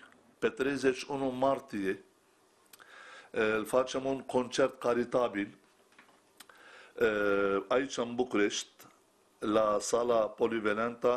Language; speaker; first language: Romanian; non-native, fluent; Turkish